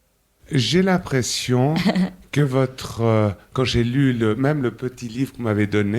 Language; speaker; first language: French; native; French